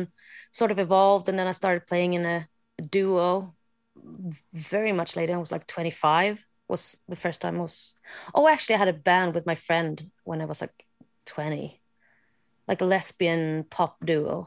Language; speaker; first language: English; non-native, fluent; Swedish